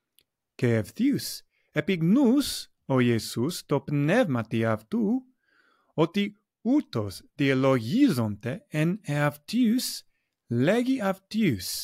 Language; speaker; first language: Greek; non-native, fluent; English